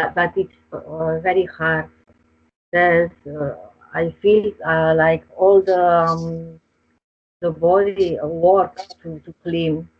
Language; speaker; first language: English; non-native, learner; Spanish